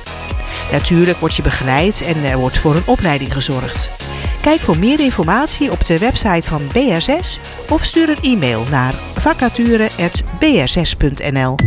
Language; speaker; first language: Dutch; native; Dutch